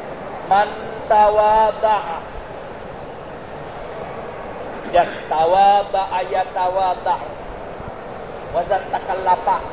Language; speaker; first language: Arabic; non-native, fluent; Indonesian